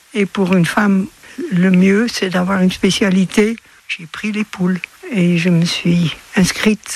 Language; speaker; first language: French; non-native, fluent; Dutch